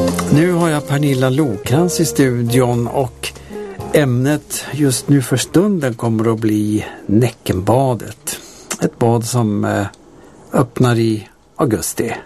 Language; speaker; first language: Swedish; native; Swedish